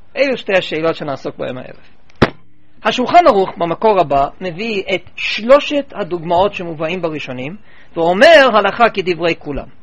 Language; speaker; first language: Hebrew; non-native, fluent; English